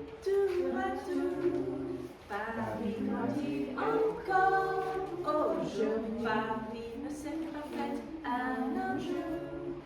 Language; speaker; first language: French; non-native, fluent; Spanish